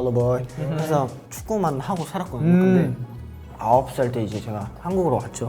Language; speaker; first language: Korean; native; Korean